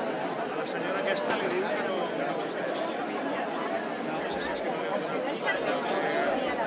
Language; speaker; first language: Catalan; non-native, local second language; Spanish